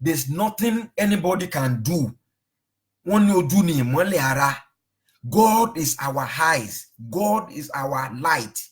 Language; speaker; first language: English; non-native, local second language; Yoruba